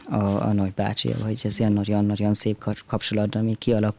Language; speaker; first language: Hungarian; early bilingual, heritage; German